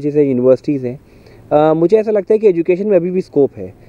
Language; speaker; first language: Hindi; native; Hindi